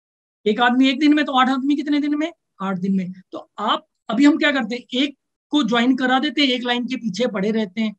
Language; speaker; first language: Hindi; native; Hindi